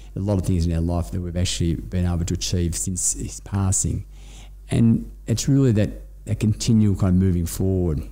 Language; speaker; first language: English; native; English